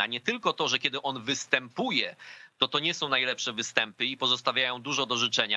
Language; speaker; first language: Polish; native; Polish